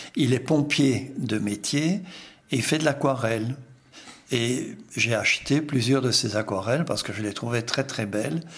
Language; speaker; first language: French; non-native, local second language; Dutch